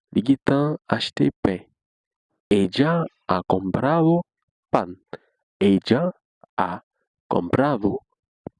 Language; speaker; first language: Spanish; non-native, learner; Haitian Creole